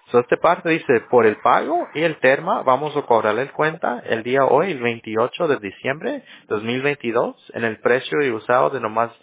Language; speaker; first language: Spanish; early bilingual, heritage; Spanish